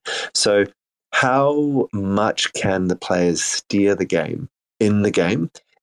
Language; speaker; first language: English; native; English